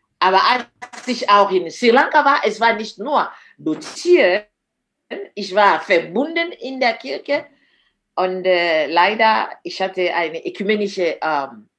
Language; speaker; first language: German; non-native, fluent; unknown